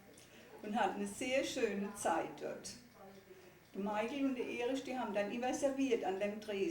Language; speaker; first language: German; native; German